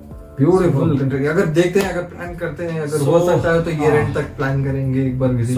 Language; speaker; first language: Hindi; non-native, local second language; Kannada